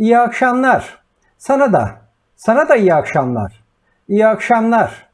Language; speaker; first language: Turkish; native; Turkish